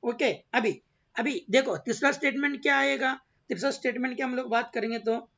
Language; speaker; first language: Hindi; non-native, local second language; Marathi